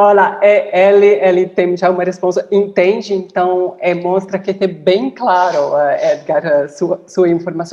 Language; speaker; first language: Portuguese; non-native, fluent; Dutch